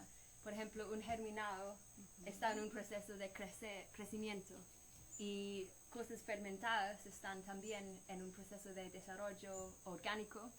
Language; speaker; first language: Spanish; non-native, fluent; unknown